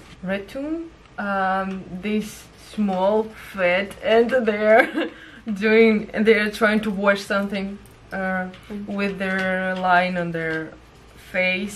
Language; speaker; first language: English; non-native, learner; Russian